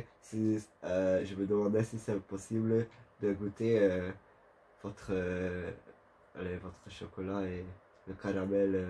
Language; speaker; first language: French; non-native, learner; Dutch